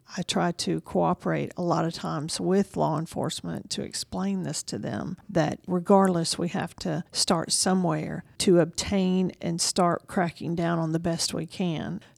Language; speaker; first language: English; native; English